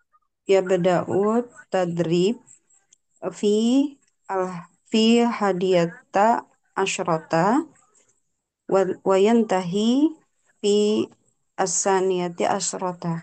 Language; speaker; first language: Arabic; non-native, learner; Indonesian